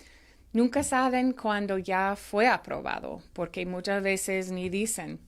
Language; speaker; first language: Spanish; non-native, fluent; English